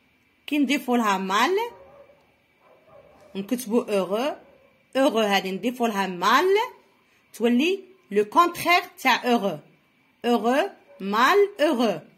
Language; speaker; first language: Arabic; native; Arabic